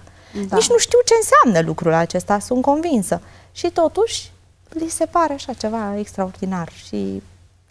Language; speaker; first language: Romanian; native; Romanian